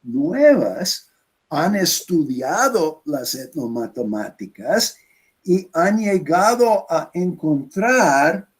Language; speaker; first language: Spanish; non-native, fluent; English